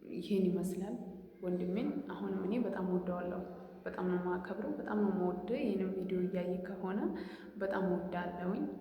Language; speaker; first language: Amharic; native; Amharic